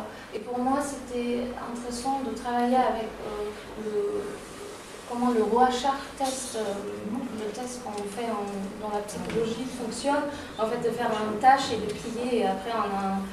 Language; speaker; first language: French; non-native, fluent; German